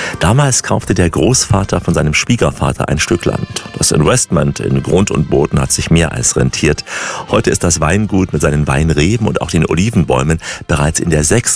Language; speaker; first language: German; native; German